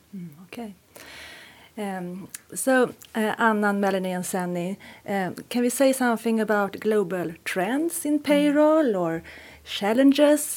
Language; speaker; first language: English; non-native, fluent; Swedish